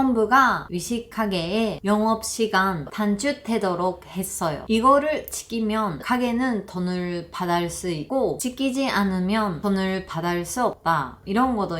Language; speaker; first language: Korean; non-native, learner; Japanese